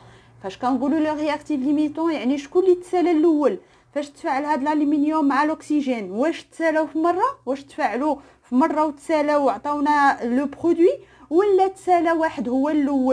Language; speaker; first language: Arabic; native; Arabic